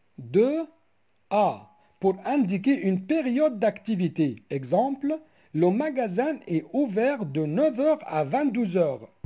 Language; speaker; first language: French; non-native, local second language; Arabic